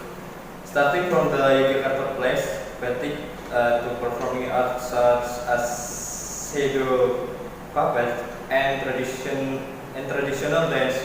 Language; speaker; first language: English; non-native, learner; Indonesian